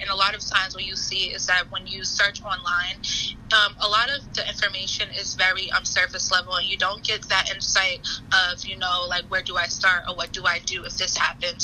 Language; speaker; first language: English; native; English